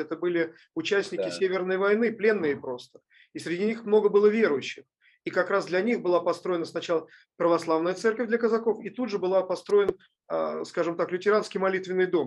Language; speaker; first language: Russian; native; Russian